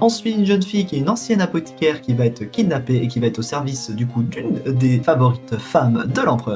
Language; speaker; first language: French; native; French